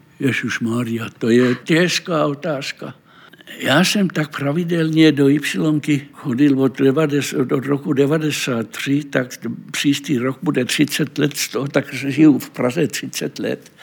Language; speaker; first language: Czech; non-native, fluent; Finnish